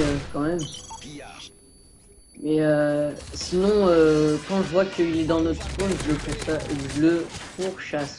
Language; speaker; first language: French; native; French